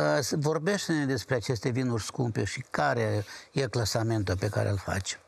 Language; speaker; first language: Romanian; native; Romanian